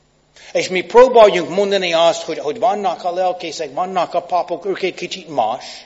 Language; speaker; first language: Hungarian; non-native, fluent; English